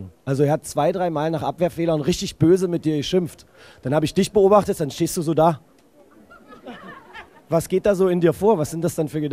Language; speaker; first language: German; native; German